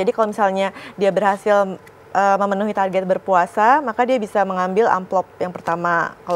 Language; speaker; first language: Indonesian; native; Indonesian